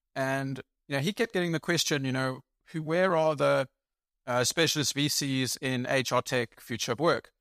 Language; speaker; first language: English; native; English